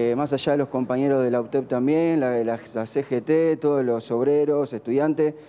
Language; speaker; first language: Spanish; native; Spanish